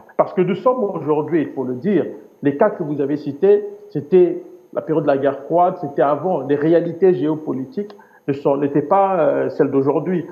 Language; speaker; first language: French; native; French